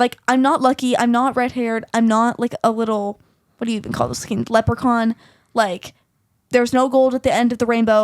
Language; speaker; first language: English; native; English